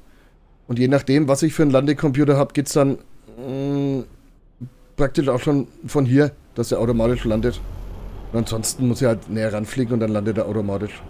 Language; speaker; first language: German; native; German